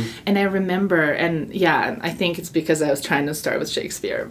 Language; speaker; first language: English; non-native, fluent; Russian